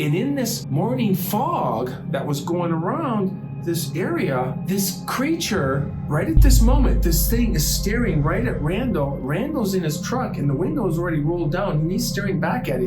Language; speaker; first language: English; native; English